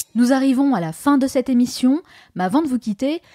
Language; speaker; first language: French; native; French